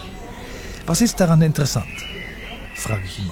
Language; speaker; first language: German; native; German